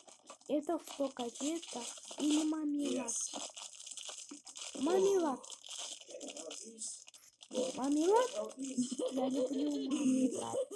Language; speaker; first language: Russian; early bilingual, heritage; Russian